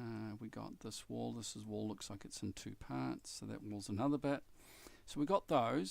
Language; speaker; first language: English; native; English